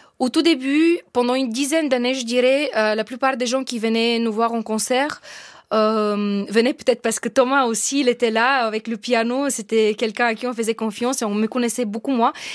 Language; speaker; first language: French; non-native, fluent; Bulgarian